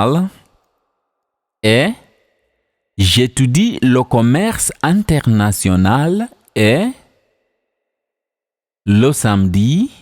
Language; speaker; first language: French; non-native, fluent; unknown